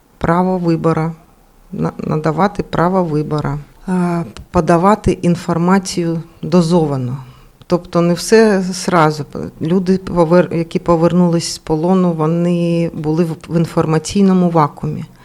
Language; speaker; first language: Ukrainian; non-native, local second language; Russian